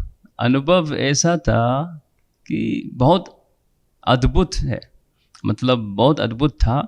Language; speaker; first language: Hindi; non-native, fluent; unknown